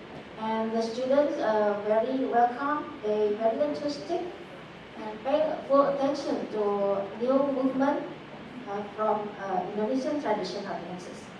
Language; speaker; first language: English; non-native, fluent; Indonesian